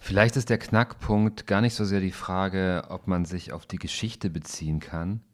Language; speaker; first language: German; native; German